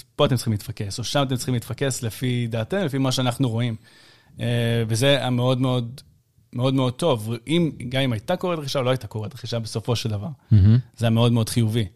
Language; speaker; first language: Hebrew; native; Hebrew